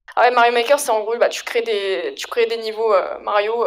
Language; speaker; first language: French; native; French